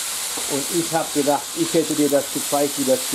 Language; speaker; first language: German; native; German